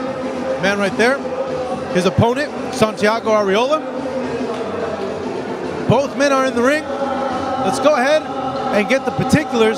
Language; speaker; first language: English; native; English